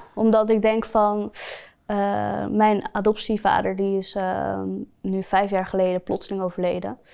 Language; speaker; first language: Dutch; early bilingual, other home language; Spanish